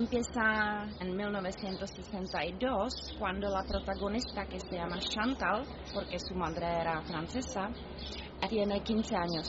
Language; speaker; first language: Spanish; non-native, learner; Czech